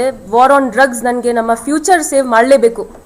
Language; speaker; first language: Kannada; non-native, local second language; Hindi